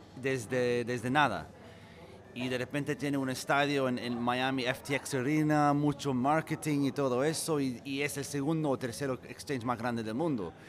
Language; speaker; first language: Spanish; non-native, fluent; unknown